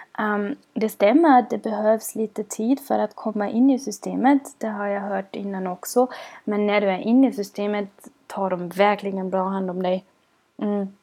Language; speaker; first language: Swedish; non-native, learner; German